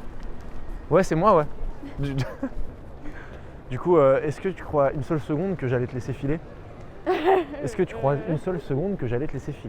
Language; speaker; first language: French; native; French